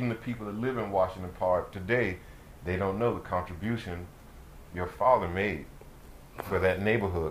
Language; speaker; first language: English; native; English